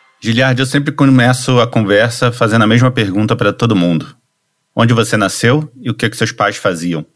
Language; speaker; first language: Portuguese; native; Portuguese